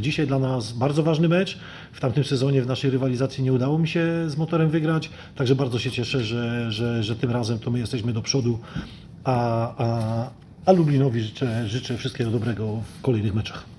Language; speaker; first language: Polish; native; Polish